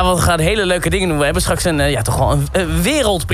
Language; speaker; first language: Dutch; native; Dutch